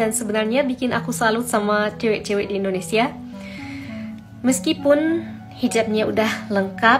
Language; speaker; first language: Indonesian; non-native, fluent; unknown